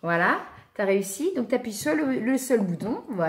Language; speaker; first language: French; native; French